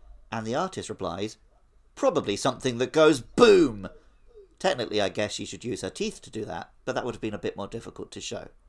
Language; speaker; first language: English; native; English